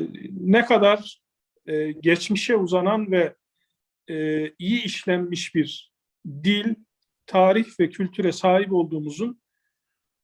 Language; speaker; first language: Turkish; native; Turkish